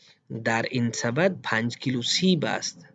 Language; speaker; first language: Persian; non-native, fluent; Urdu